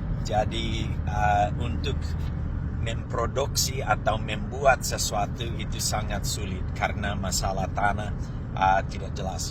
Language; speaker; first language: Indonesian; non-native, fluent; English